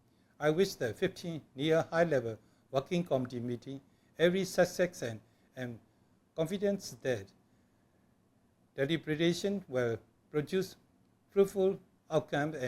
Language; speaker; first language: English; non-native, local second language; Burmese